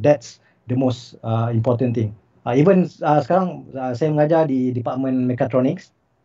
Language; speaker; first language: English; non-native, local second language; Malay